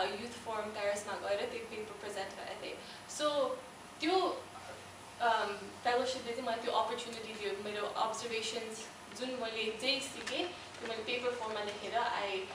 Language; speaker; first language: Nepali; early bilingual, heritage; Nepali